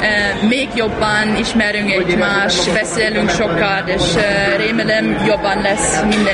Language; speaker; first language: Hungarian; non-native, fluent; German